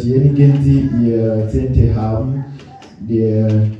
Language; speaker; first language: German; non-native, learner; French